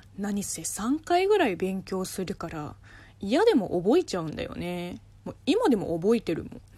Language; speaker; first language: Japanese; non-native, fluent; Chinese